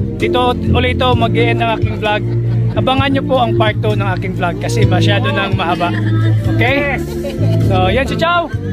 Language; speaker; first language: Filipino; native; Filipino